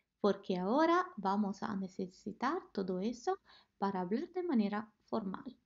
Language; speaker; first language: Spanish; non-native, fluent; Italian